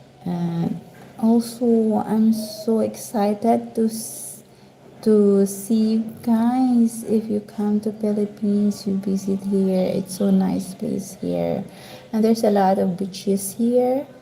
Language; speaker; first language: English; non-native, learner; Cebuano